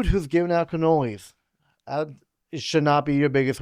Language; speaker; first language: English; native; English